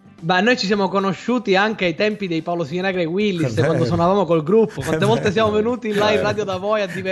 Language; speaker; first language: Italian; native; Italian